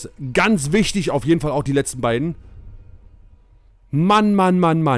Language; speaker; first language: German; native; German